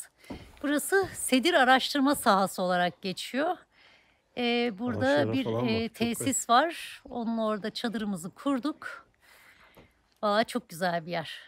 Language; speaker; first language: Turkish; native; Turkish